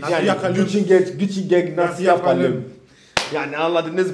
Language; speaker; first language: Turkish; non-native, learner; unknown